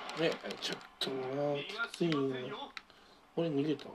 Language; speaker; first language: Japanese; native; Japanese